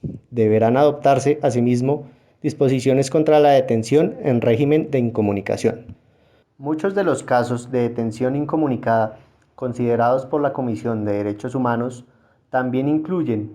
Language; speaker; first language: Spanish; native; Spanish